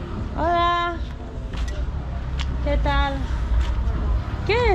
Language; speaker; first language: Spanish; non-native, learner; Hebrew